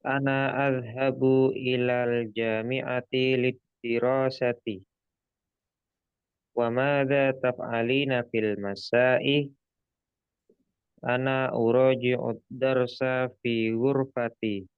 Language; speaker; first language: Arabic; non-native, learner; Indonesian